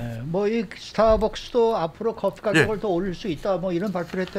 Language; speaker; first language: Korean; native; Korean